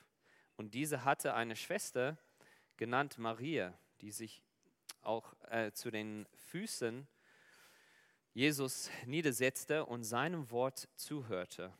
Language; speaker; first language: German; non-native, fluent; Afrikaans